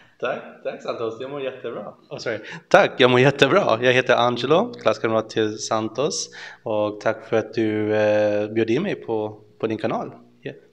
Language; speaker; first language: Swedish; early bilingual, other home language; Filipino